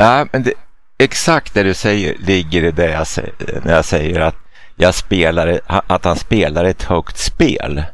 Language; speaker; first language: Swedish; native; Swedish